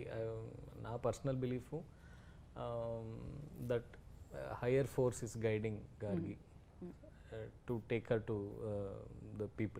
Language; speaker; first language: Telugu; non-native, learner; Tamil